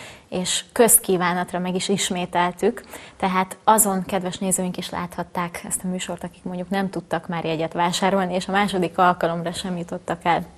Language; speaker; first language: Hungarian; native; Hungarian